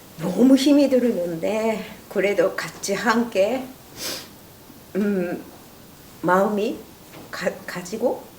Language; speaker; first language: Korean; non-native, learner; Japanese